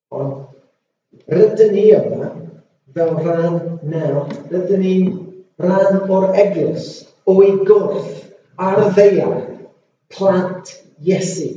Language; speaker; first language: Welsh; non-native, local second language; English